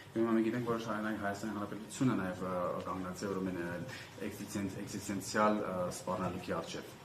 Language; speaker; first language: Armenian; native; Armenian